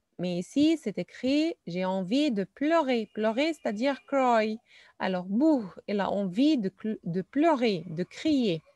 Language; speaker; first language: French; non-native, fluent; Arabic